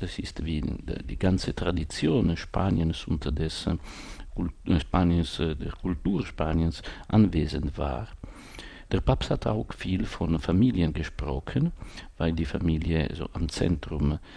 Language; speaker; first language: German; non-native, fluent; Italian